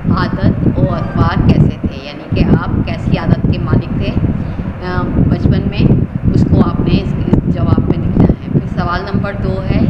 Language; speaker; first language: Urdu; native; Urdu